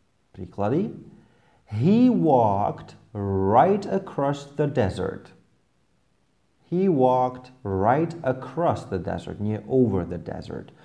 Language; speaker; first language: English; non-native, fluent; Slovak